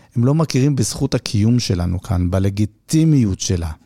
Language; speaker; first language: Hebrew; native; Hebrew